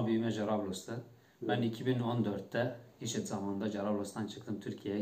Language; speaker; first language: Turkish; non-native, fluent; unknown